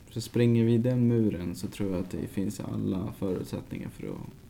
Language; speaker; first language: Swedish; native; Swedish